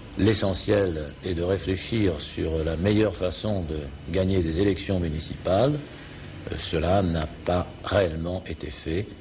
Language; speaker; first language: French; native; French